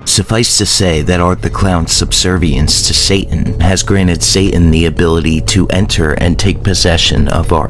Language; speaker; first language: English; native; English